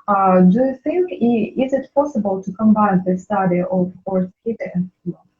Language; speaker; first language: English; non-native, learner; Russian